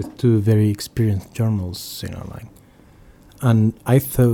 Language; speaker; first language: English; non-native, fluent; Arabic